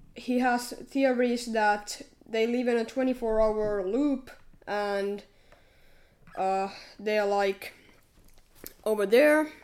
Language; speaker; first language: English; non-native, fluent; Finnish